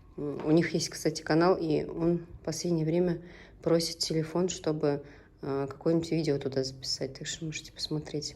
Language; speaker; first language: Russian; non-native, local second language; Tatar